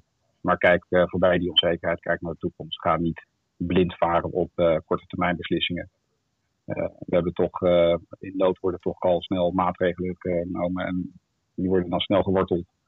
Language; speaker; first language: Dutch; native; Dutch